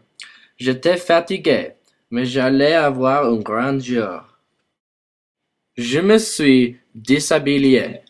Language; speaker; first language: French; non-native, learner; English